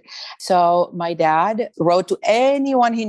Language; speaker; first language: English; non-native, fluent; Romanian